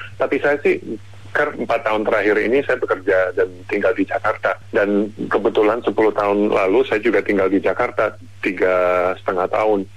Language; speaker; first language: Indonesian; non-native, fluent; English